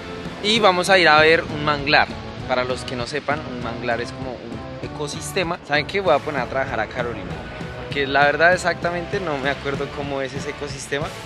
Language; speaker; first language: Spanish; native; Spanish